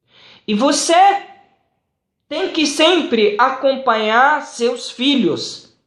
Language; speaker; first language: Portuguese; non-native, fluent; Arabic